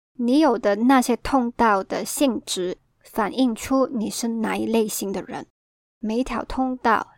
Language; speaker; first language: Chinese; non-native, local second language; Cantonese